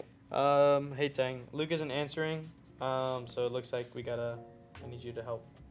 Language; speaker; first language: English; early bilingual, other home language; Spanish